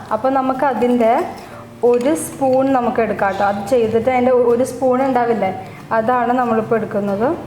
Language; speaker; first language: Malayalam; early bilingual, heritage; Malayalam